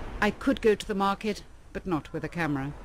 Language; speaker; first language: English; native; English